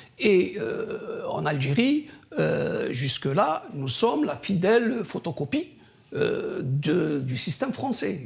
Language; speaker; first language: French; non-native, local second language; Kabyle